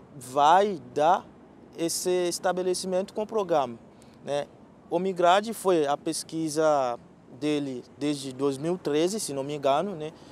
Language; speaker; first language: Portuguese; non-native, fluent; Haitian Creole